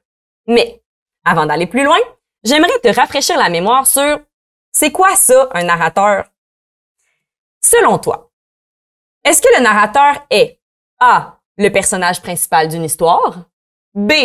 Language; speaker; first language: French; native; French